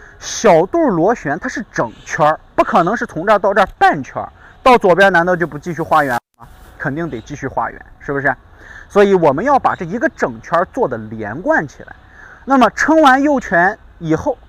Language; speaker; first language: Chinese; native; Chinese